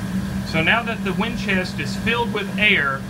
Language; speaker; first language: English; native; English